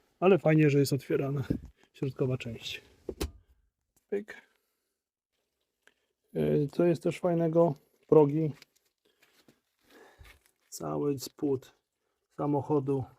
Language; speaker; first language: Polish; native; Polish